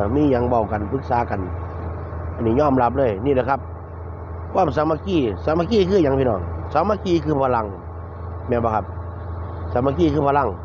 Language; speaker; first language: Thai; native; Thai